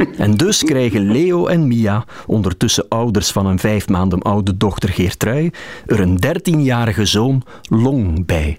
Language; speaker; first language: Dutch; native; Dutch